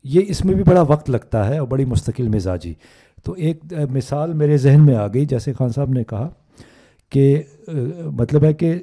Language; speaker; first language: Urdu; native; Urdu